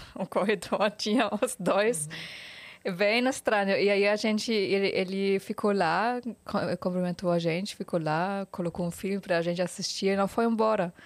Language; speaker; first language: Portuguese; non-native, fluent; German